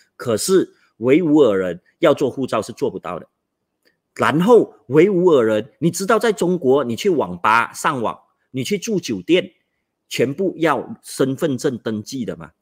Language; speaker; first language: Chinese; native; Chinese